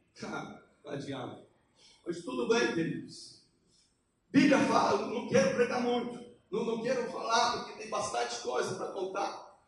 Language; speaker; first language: Portuguese; non-native, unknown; Polish